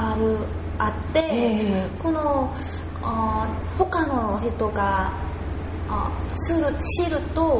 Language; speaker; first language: Japanese; non-native, learner; Korean